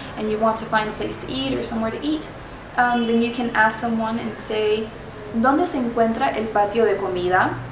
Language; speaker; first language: English; early bilingual, other home language; Spanish